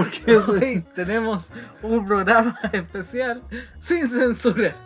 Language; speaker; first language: Spanish; native; Spanish